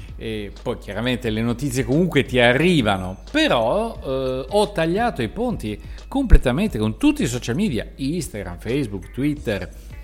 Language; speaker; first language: Italian; native; Italian